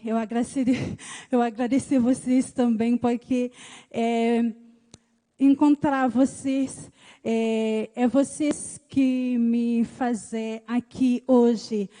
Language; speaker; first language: Portuguese; non-native, learner; Haitian Creole